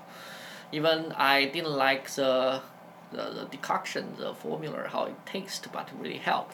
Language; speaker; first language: English; non-native, fluent; Chinese